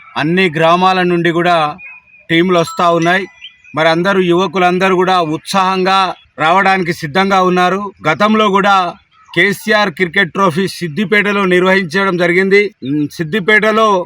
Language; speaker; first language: Telugu; native; Telugu